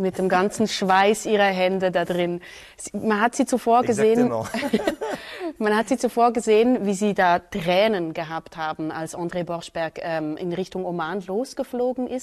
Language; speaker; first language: German; native; German